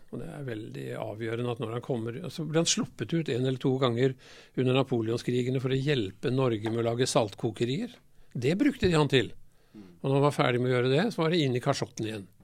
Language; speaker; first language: Norwegian; native; Norwegian